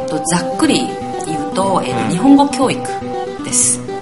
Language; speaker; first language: Japanese; non-native, fluent; Korean